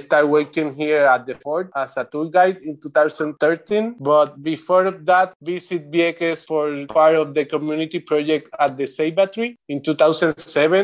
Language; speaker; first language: English; non-native, learner; Spanish